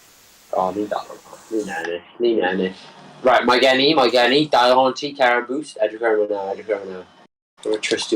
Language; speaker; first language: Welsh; non-native, local second language; English